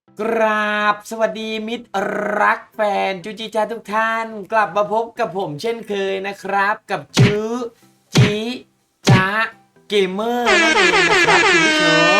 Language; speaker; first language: Thai; native; Thai